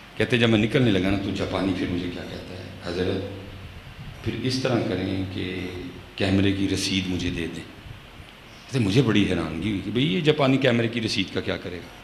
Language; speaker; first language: Urdu; non-native, local second language; Punjabi